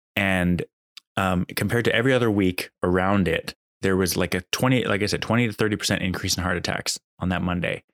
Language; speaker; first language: English; native; English